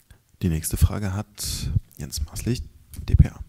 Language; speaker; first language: German; native; German